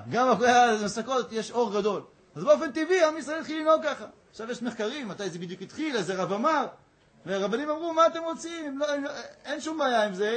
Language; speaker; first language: Hebrew; native; Hebrew